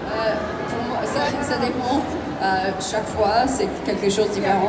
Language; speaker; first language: French; non-native, learner; English